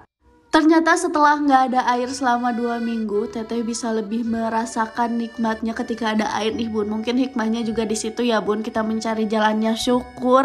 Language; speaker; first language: Indonesian; non-native, local second language; Sundanese